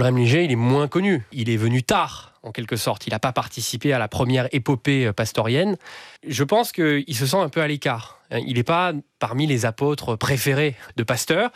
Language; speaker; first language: French; native; French